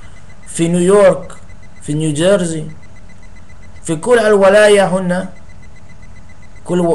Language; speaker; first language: Arabic; non-native, learner; English